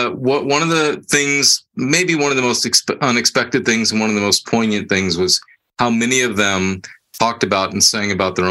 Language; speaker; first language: English; native; English